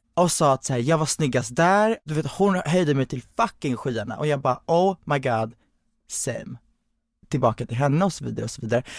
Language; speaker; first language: Swedish; early bilingual, other home language; Hungarian